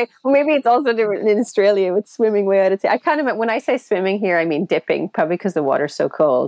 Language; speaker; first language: English; native; English